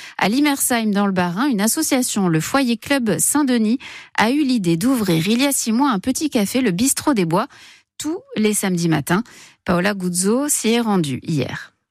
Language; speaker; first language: French; native; French